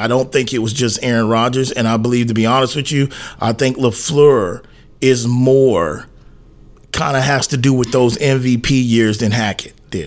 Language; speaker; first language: English; native; English